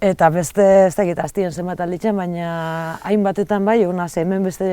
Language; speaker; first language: Basque; native; Basque